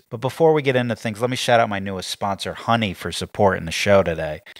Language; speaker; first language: English; native; English